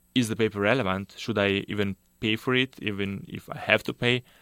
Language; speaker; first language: English; non-native, fluent; Slovenian